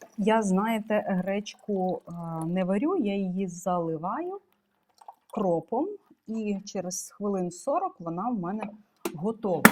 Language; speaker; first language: Ukrainian; non-native, local second language; Russian